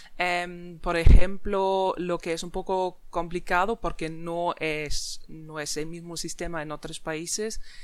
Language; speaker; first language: Spanish; non-native, fluent; German